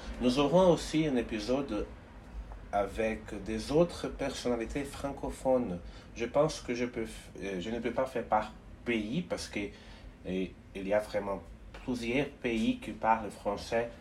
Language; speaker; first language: French; non-native, learner; Portuguese